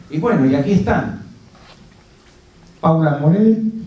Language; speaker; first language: Spanish; native; Spanish